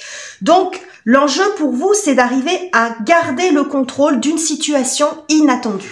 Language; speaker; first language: French; native; French